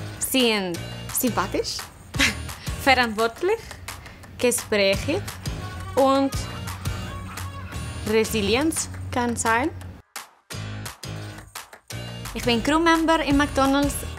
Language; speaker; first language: German; non-native, learner; Spanish